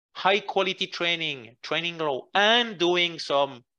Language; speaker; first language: English; non-native, fluent; French